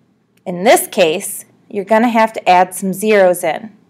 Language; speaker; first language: English; native; English